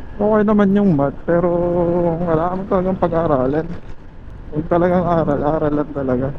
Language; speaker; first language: Filipino; non-native, local second language; Cebuano